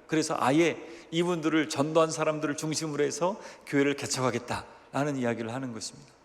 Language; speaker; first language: Korean; native; Korean